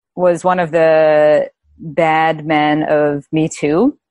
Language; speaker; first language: English; native; English